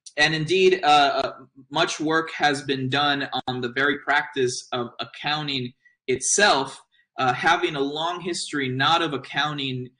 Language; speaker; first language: English; native; English